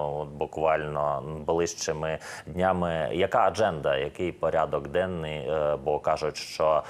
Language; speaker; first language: Ukrainian; native; Ukrainian